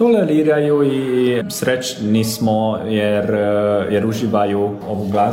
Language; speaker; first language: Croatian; non-native, local second language; Hungarian